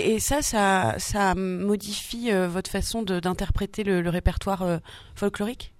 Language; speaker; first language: French; native; French